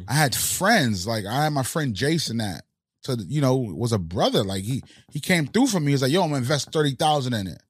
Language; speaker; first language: English; early bilingual, other home language; Haitian Creole